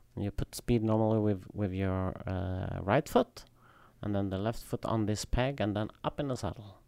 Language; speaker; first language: English; non-native, fluent; Swedish